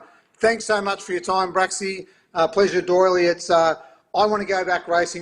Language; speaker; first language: English; native; English